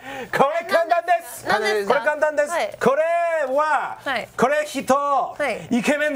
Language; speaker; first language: Japanese; non-native, learner; Chinese